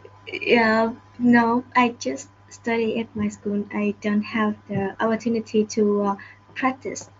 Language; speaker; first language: English; non-native, learner; Vietnamese